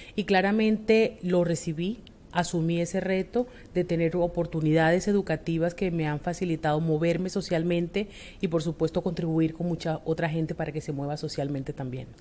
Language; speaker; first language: Spanish; native; Spanish